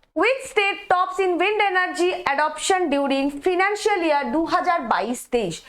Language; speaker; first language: English; non-native, local second language; Bangla